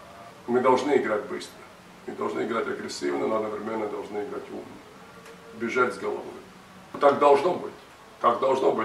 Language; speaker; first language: Russian; non-native, fluent; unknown